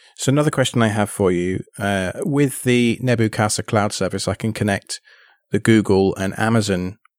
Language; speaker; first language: English; native; English